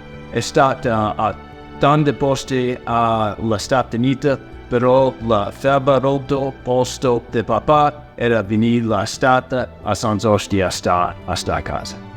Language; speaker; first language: Italian; early bilingual, heritage; Italian